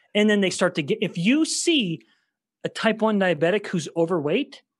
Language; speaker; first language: English; native; English